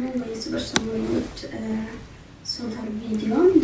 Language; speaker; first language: Swedish; non-native, learner; Amharic